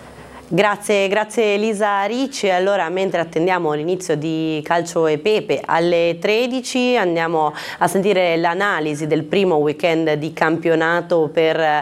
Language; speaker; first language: Italian; native; Italian